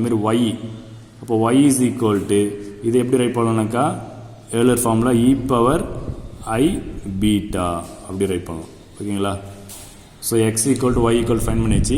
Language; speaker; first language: Tamil; native; Tamil